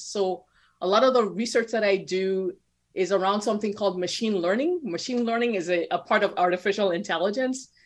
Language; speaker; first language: English; non-native, local second language; Yoruba